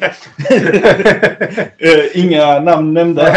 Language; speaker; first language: Swedish; early bilingual, other home language; Spanish